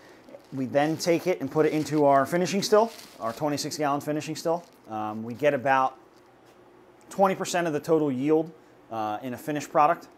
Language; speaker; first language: English; native; English